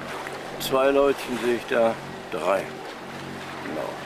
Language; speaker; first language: German; native; German